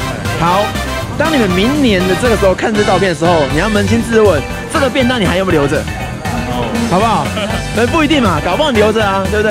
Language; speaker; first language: Chinese; native; Chinese